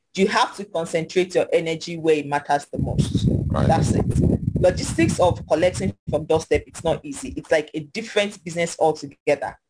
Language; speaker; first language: English; non-native, local second language; Yoruba